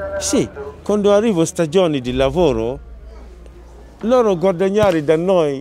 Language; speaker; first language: Italian; non-native, learner; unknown